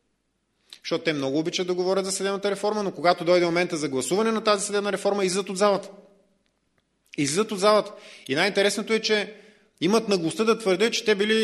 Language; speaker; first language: Bulgarian; native; Bulgarian